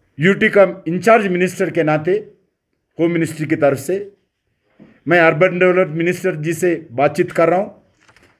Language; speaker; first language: Hindi; non-native, local second language; Telugu